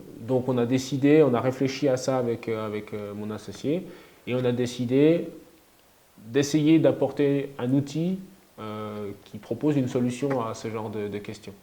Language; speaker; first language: French; native; French